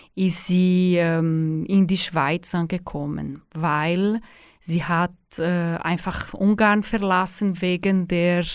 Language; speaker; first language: German; non-native, fluent; Portuguese